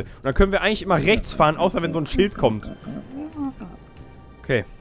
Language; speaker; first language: German; native; German